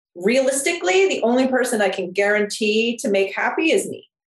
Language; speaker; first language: English; non-native, fluent; Korean